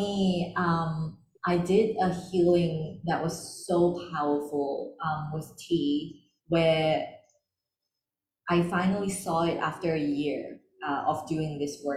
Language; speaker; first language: English; non-native, local second language; Chinese